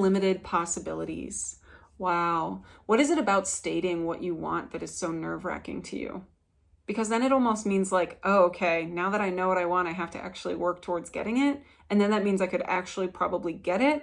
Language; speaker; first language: English; native; English